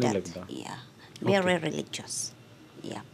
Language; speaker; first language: English; non-native, learner; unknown